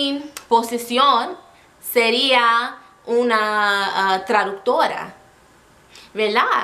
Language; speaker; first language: Spanish; non-native, fluent; English